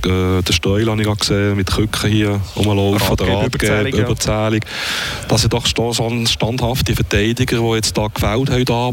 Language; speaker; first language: German; native; German